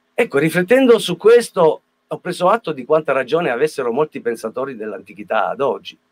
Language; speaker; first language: Italian; native; Italian